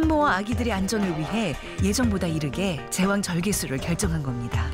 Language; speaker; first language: Korean; native; Korean